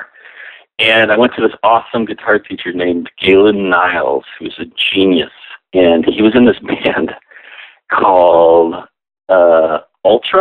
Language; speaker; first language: English; native; English